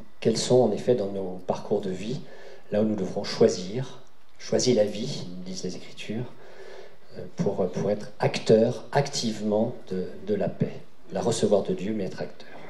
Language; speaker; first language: French; native; French